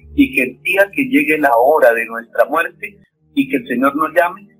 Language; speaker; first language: Spanish; native; Spanish